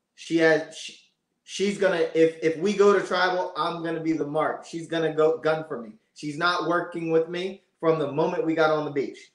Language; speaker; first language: English; native; English